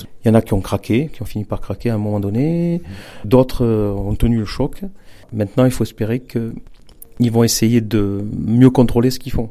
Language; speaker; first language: French; native; French